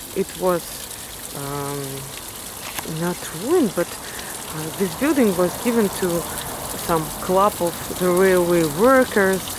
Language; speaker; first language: English; non-native, fluent; Russian